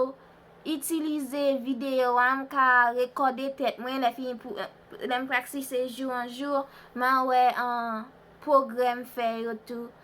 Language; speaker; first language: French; non-native, learner; Haitian Creole